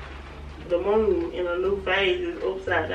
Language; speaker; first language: English; native; English